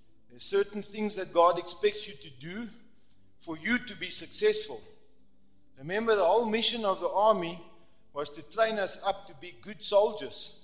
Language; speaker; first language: English; non-native, local second language; Afrikaans